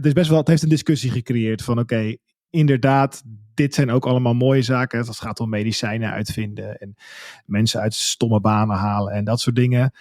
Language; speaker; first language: Dutch; native; Dutch